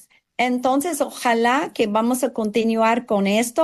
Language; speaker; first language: Spanish; non-native, fluent; English